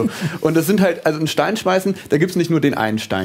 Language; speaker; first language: German; native; German